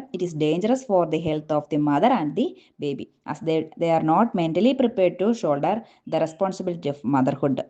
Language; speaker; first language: English; non-native, local second language; Malayalam